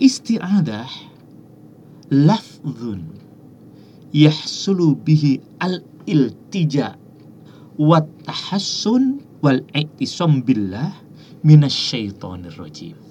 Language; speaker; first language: Arabic; non-native, fluent; Indonesian